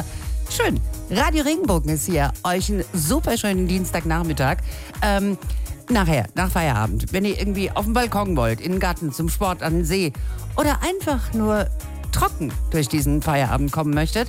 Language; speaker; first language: German; native; German